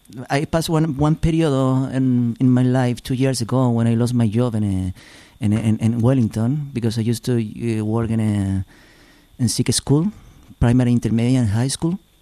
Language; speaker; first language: English; non-native, learner; Spanish